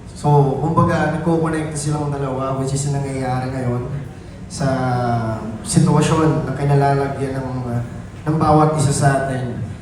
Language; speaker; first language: Filipino; native; Filipino